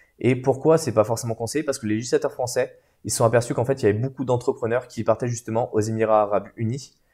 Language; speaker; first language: French; native; French